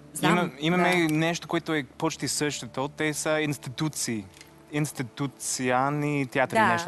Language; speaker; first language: Bulgarian; non-native, learner; English